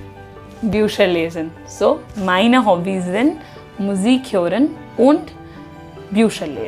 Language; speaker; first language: German; non-native, fluent; Hindi